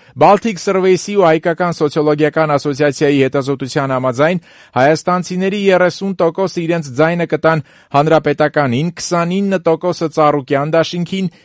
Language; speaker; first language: Armenian; native; Armenian